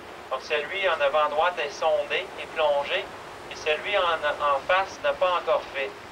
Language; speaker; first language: French; native; French